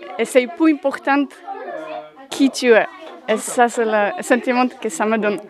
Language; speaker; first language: French; non-native, learner; Polish